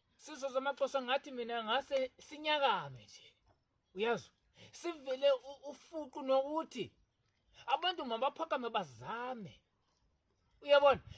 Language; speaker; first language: Zulu; non-native, local second language; Xhosa